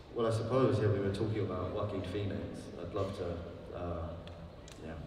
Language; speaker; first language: English; native; English